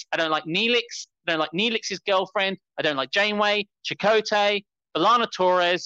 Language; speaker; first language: English; native; English